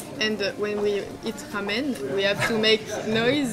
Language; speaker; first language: English; non-native, learner; French